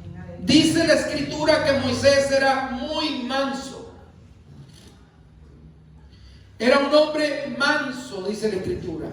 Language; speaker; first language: Spanish; native; Spanish